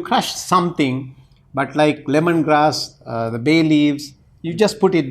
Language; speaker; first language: English; non-native, local second language; Sinhala